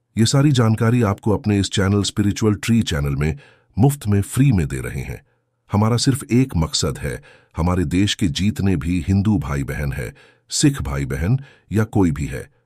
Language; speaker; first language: Hindi; native; Hindi